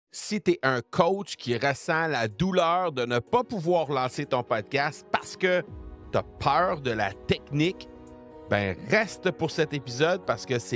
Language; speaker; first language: French; native; French